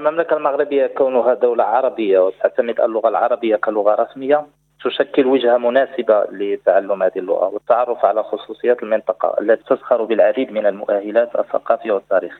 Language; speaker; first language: Arabic; native; Arabic